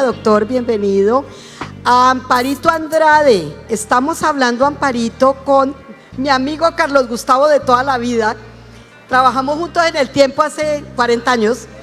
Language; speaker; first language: Spanish; native; Spanish